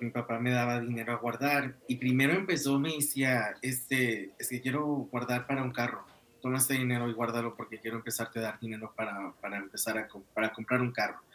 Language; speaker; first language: Spanish; early bilingual, other home language; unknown